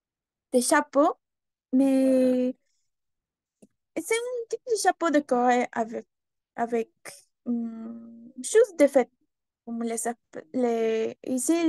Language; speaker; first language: French; non-native, learner; Spanish